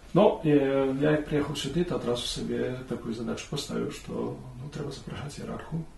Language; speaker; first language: Belarusian; non-native, local second language; Polish